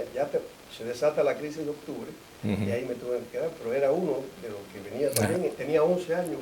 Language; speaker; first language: Spanish; native; Spanish